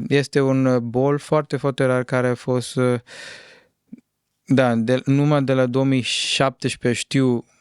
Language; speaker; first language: Romanian; non-native, fluent; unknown